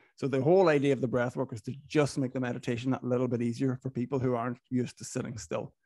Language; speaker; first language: English; native; English